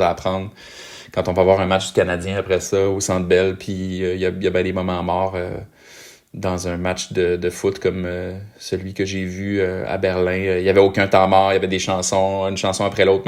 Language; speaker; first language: French; native; French